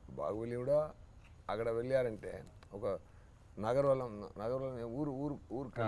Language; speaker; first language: Telugu; non-native, learner; Tamil